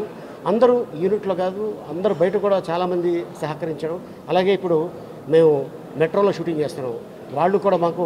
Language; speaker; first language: Telugu; native; Telugu